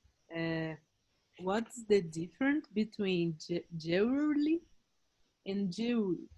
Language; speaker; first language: English; non-native, learner; Portuguese